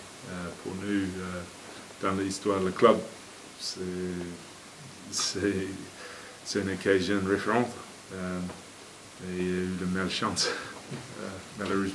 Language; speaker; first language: French; non-native, fluent; English